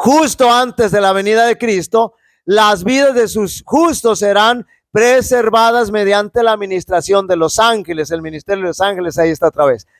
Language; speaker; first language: Spanish; native; Spanish